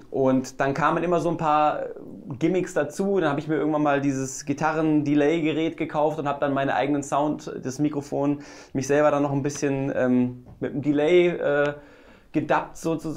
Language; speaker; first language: German; native; German